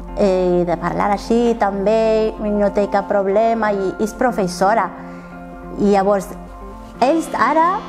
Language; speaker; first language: Catalan; non-native, learner; Arabic